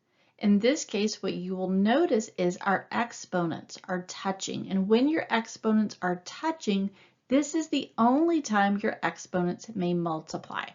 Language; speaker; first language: English; native; English